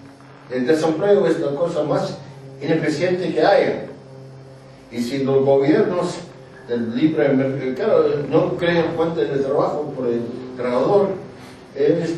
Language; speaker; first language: Spanish; non-native, fluent; English